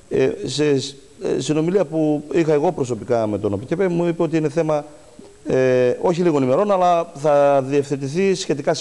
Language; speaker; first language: Greek; native; Greek